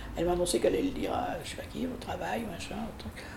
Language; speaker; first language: French; native; French